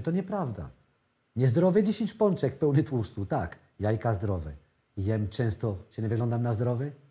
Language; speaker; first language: Polish; non-native, learner; French